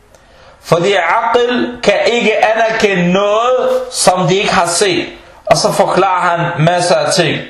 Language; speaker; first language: Danish; early bilingual, other home language; Arabic